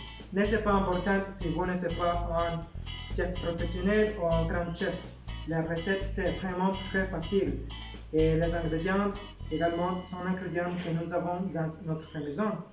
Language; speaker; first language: French; non-native, learner; Spanish